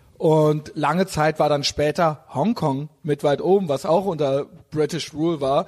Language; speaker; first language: German; native; German